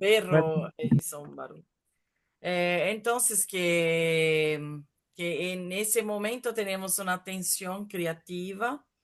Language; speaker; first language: Spanish; non-native, fluent; Portuguese